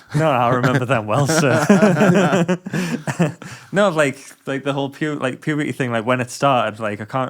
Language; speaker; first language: English; native; English